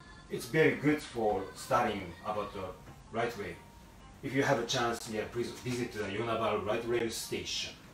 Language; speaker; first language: English; non-native, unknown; Japanese